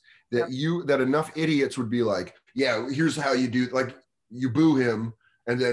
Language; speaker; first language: English; native; English